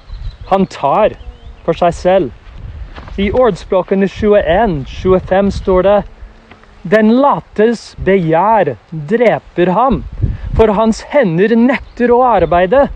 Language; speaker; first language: Norwegian; non-native, fluent; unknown